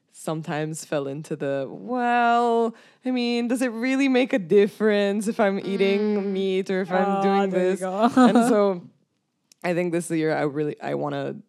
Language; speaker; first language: English; non-native, fluent; Romanian